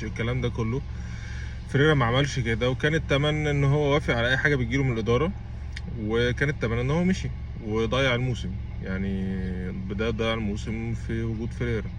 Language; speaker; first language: Arabic; native; Arabic